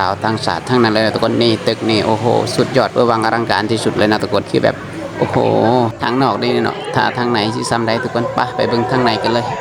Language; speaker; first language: Thai; non-native, local second language; Lao